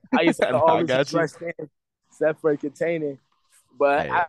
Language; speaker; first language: English; native; English